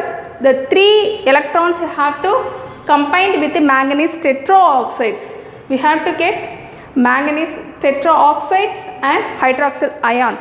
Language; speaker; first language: English; non-native, local second language; Tamil